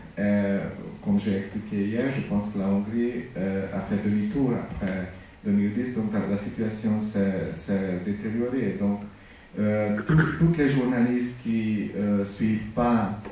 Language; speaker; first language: French; non-native, fluent; Hungarian